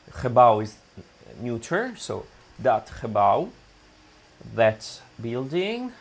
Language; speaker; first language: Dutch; non-native, fluent; Italian